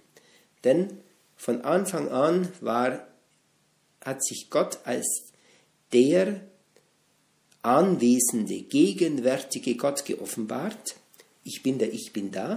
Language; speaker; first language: German; native; German